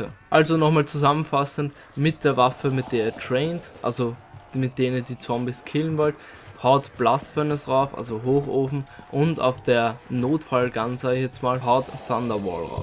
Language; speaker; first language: German; native; German